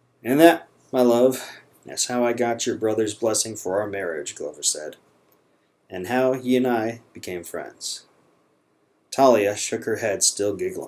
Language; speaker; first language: English; native; English